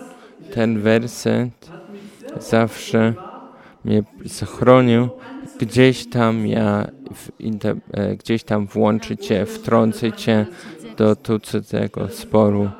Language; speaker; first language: Polish; early bilingual, heritage; Polish